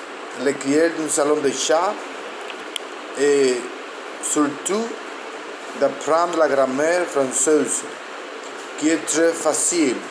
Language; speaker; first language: French; non-native, learner; Spanish